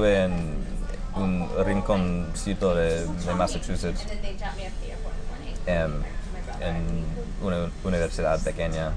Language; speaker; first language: Spanish; non-native, fluent; English